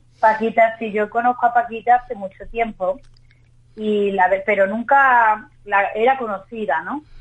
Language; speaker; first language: Spanish; native; Spanish